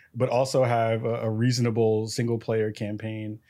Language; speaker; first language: English; native; English